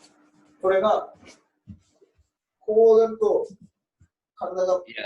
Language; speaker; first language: Japanese; native; Japanese